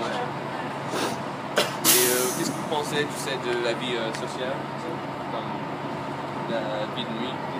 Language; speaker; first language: French; non-native, fluent; English